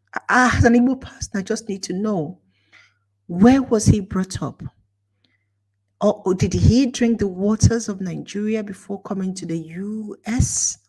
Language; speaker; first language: English; non-native, local second language; Igbo